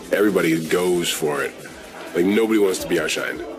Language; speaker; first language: English; native; English